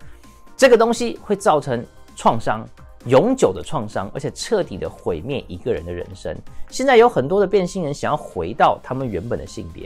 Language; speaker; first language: Chinese; native; Chinese